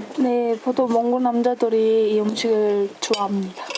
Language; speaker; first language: Korean; non-native, fluent; Mongolian